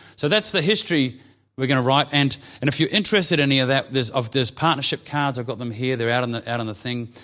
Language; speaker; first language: English; native; English